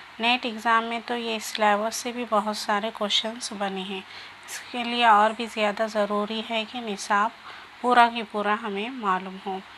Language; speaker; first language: Urdu; native; Urdu